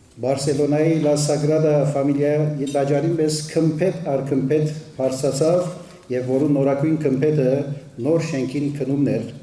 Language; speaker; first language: Armenian; early bilingual, heritage; Armenian